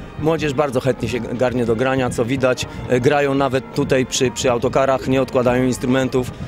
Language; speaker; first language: Polish; native; Polish